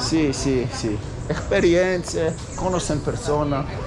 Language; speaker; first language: Spanish; non-native, learner; English